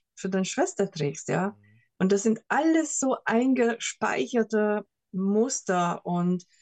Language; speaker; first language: German; non-native, fluent; Hungarian